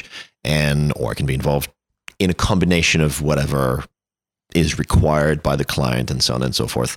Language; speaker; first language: English; non-native, fluent; French